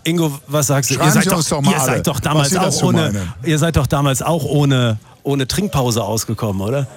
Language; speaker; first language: German; native; German